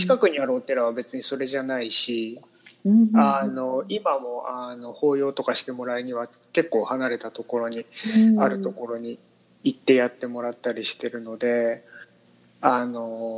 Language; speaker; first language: Japanese; native; Japanese